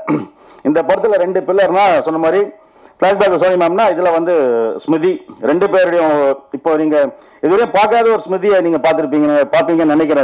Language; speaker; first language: Tamil; native; Tamil